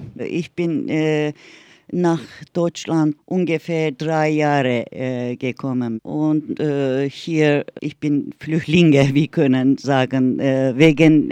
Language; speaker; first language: German; non-native, learner; Turkish